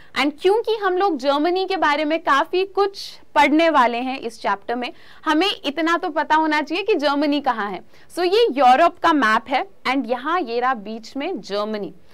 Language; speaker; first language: Hindi; native; Hindi